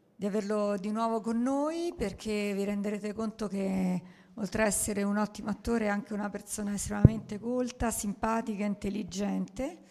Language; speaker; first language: Italian; native; Italian